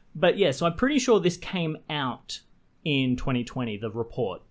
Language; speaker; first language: English; native; English